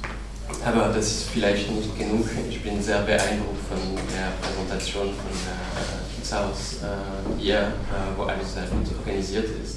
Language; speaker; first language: German; non-native, fluent; French